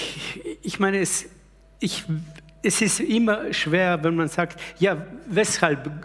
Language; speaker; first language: German; early bilingual, other home language; Slovenian